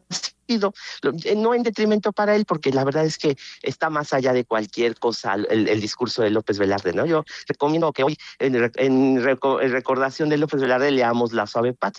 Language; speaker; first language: Spanish; native; Spanish